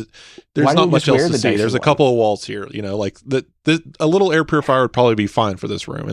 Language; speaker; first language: English; native; English